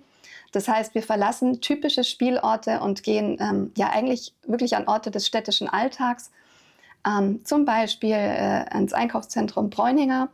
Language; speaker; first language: German; native; German